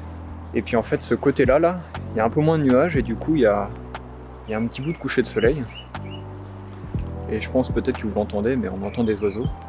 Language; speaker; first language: French; native; French